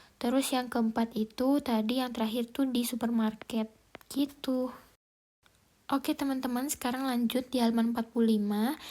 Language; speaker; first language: Indonesian; native; Indonesian